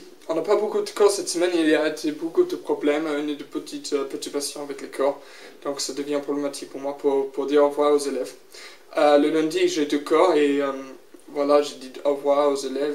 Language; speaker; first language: French; non-native, learner; English